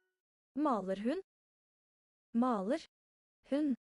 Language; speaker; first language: Norwegian; non-native, learner; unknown